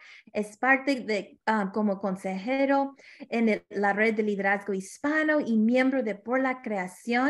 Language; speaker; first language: Spanish; early bilingual, heritage; Spanish